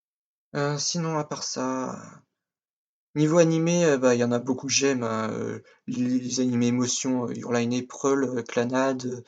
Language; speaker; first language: French; native; French